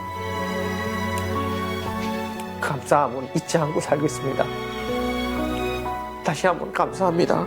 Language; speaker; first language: Korean; non-native, fluent; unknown